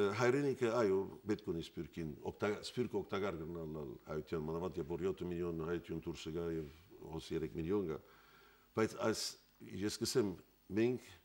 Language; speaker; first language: Armenian; early bilingual, heritage; Armenian